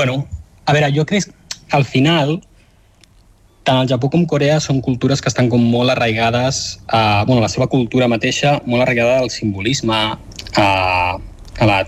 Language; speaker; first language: Catalan; native; Catalan